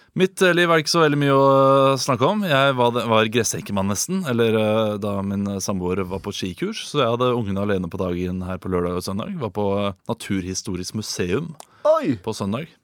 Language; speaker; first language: Norwegian; native; Norwegian